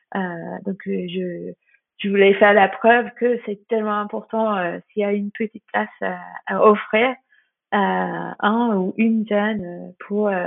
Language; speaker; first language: French; non-native, fluent; English